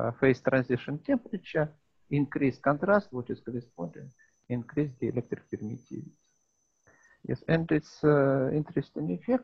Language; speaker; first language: English; non-native, learner; Russian